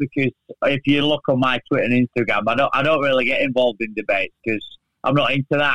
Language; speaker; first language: English; native; English